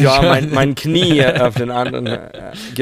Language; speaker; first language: German; non-native, learner; English